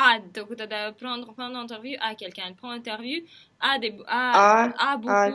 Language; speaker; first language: French; non-native, fluent; Russian